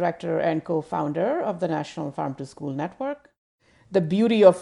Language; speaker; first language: English; non-native, local second language; Hindi